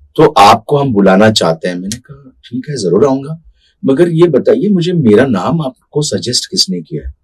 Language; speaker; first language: Hindi; non-native, local second language; Marathi